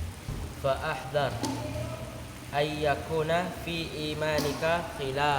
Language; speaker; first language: Arabic; non-native, learner; Indonesian